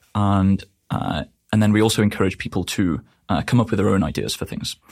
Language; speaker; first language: English; native; English